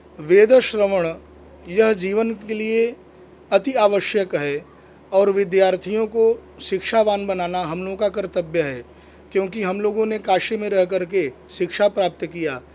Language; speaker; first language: Hindi; native; Hindi